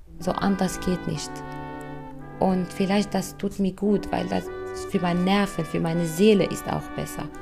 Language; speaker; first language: German; non-native, fluent; Arabic